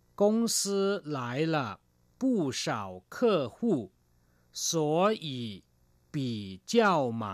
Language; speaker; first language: Chinese; non-native, learner; Thai